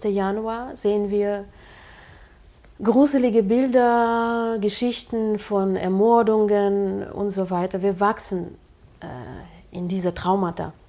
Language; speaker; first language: German; non-native, fluent; Russian